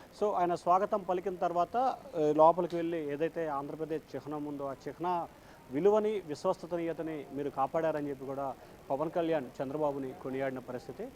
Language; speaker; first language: Telugu; native; Telugu